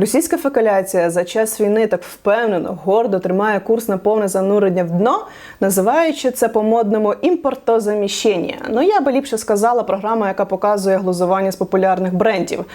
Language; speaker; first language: Ukrainian; native; Ukrainian